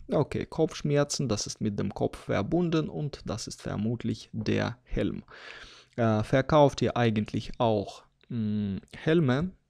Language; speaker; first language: German; non-native, fluent; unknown